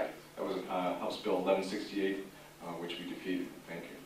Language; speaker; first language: English; native; English